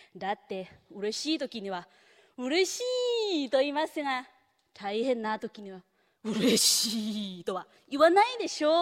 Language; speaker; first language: Japanese; non-native, fluent; Thai